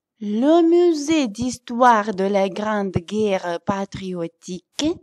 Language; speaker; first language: French; non-native, fluent; Russian